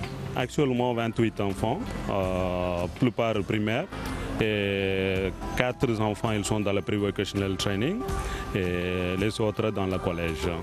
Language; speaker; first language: French; non-native, local second language; Morisyen